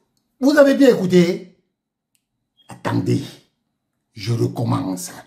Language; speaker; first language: French; native; French